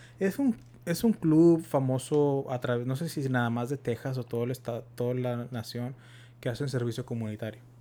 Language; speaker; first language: Spanish; early bilingual, heritage; Spanish